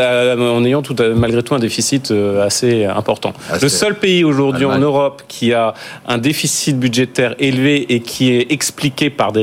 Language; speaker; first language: French; native; French